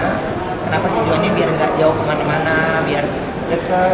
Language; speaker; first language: Indonesian; native; Indonesian